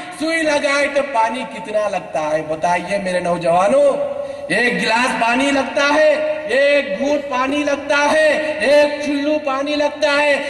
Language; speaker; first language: Urdu; native; Urdu